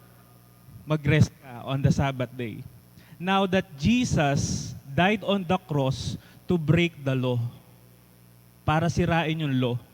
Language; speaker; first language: English; non-native, fluent; Filipino